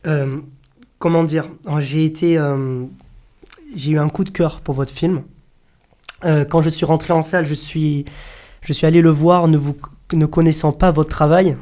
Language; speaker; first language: French; native; French